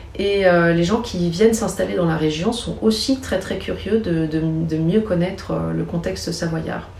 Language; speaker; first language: French; native; French